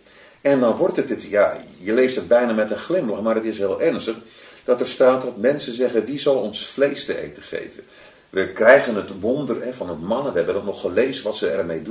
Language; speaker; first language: Dutch; native; Dutch